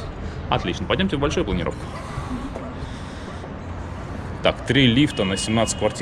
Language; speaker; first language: Russian; native; Russian